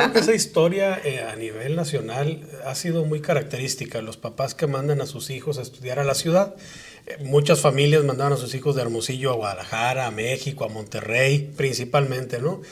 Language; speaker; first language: Spanish; native; Spanish